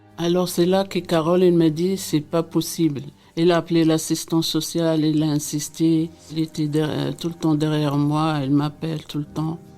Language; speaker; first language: French; non-native, local second language; Arabic